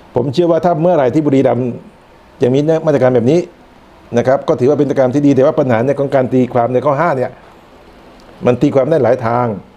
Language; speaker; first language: Thai; non-native, local second language; Northern Khmer